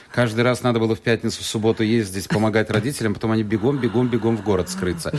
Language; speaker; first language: Russian; native; Russian